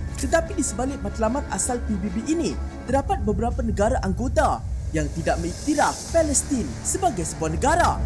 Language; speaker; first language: Malay; native; Malay